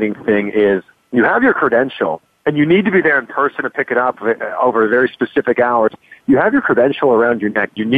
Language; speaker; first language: English; native; English